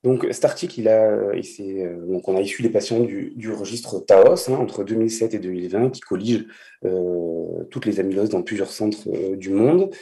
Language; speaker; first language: French; native; French